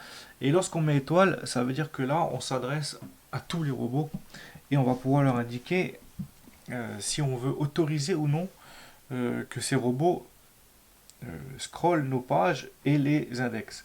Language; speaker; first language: French; native; French